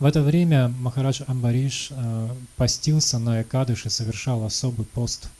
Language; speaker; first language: Russian; native; Russian